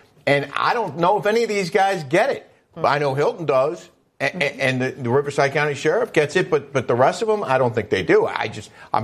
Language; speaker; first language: English; native; English